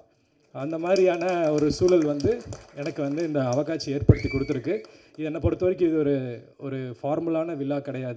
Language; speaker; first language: Tamil; native; Tamil